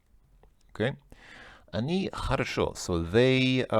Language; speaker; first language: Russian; non-native, learner; English